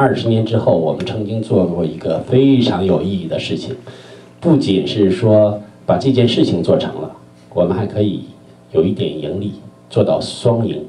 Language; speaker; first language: Chinese; native; Chinese